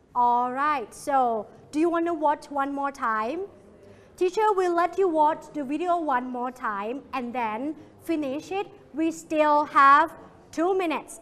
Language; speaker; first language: English; non-native, fluent; Thai